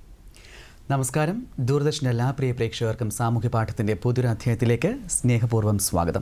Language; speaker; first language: Malayalam; native; Malayalam